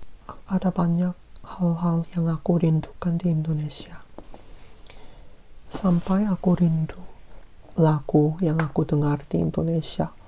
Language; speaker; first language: Indonesian; non-native, fluent; Korean